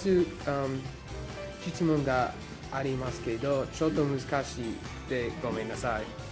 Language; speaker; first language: Japanese; non-native, learner; English